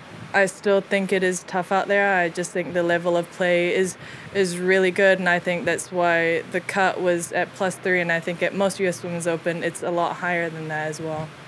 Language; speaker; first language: English; early bilingual, other home language; Korean